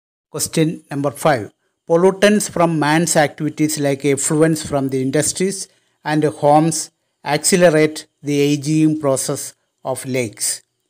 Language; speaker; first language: English; non-native, local second language; Malayalam